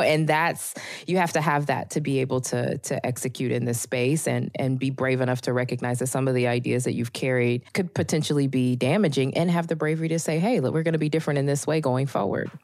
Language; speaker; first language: English; native; English